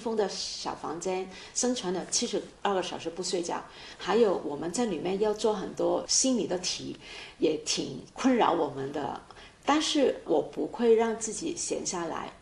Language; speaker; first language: Chinese; non-native, fluent; Cantonese